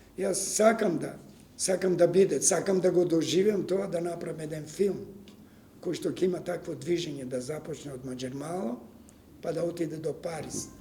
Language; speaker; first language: Macedonian; non-native, local second language; Serbian